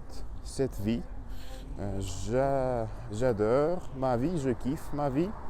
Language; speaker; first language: French; non-native, learner; Russian